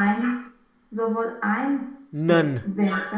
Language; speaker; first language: German; non-native, learner; Romanian